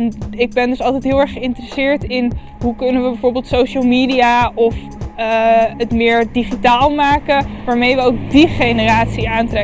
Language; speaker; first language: Dutch; native; Dutch